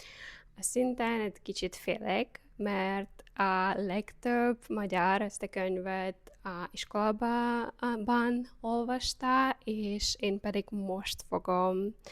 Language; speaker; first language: Hungarian; non-native, learner; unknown